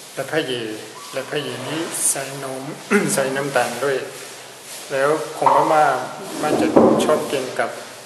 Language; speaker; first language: Thai; non-native, fluent; Burmese